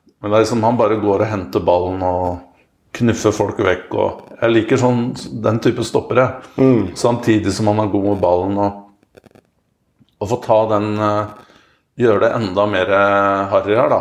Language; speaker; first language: Norwegian; native; Norwegian